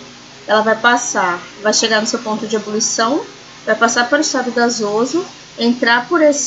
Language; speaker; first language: Portuguese; native; Portuguese